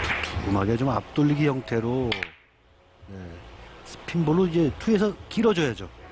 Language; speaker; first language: Korean; native; Korean